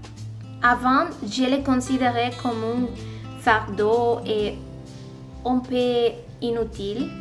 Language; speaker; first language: French; non-native, learner; Spanish